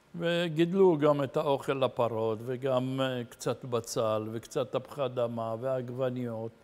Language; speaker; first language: Hebrew; early bilingual, other home language; Arabic